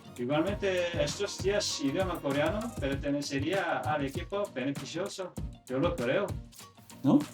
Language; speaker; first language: Spanish; non-native, learner; Korean